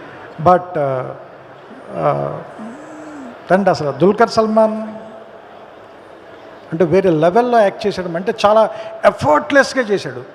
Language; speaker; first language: Telugu; native; Telugu